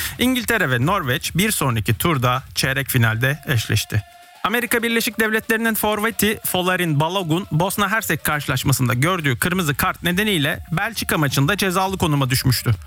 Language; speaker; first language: Turkish; early bilingual, heritage; Turkish